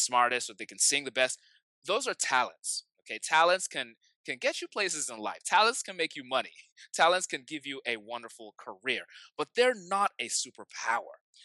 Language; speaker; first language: English; non-native, local second language; Yoruba